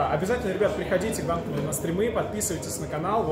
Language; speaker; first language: Russian; native; Russian